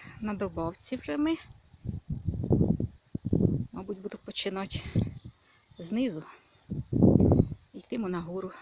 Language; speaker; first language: Ukrainian; native; Ukrainian